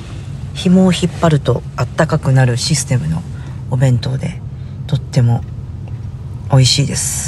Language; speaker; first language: Japanese; native; Japanese